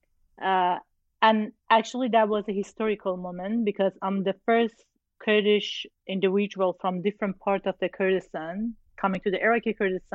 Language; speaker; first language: English; non-native, fluent; Persian